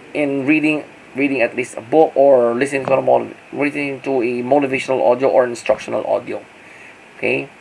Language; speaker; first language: English; non-native, local second language; Filipino